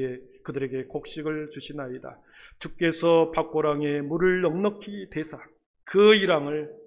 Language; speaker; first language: Korean; native; Korean